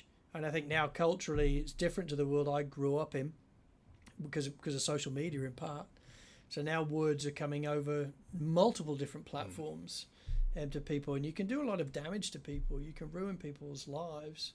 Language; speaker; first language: English; native; English